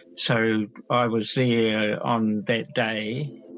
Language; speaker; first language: English; native; English